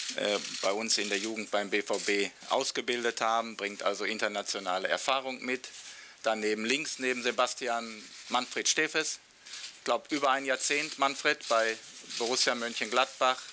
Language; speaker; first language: German; native; German